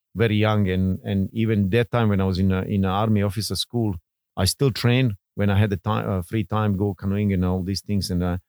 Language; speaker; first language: English; non-native, fluent; Bosnian